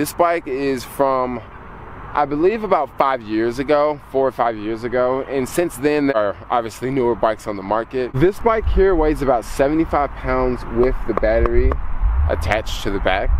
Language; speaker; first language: English; native; English